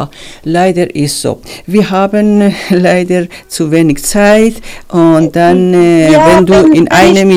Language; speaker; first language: German; non-native, learner; Persian